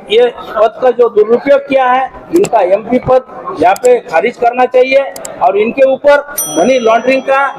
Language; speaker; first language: Hindi; non-native, local second language; Marathi